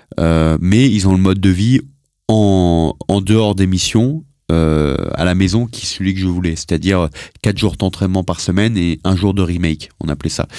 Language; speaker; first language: French; native; French